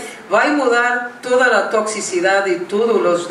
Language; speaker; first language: Spanish; non-native, learner; Portuguese